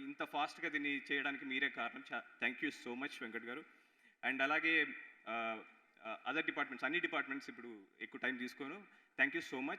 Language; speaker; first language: Telugu; native; Telugu